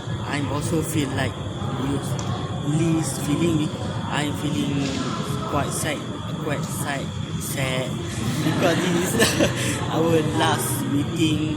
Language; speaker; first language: English; non-native, learner; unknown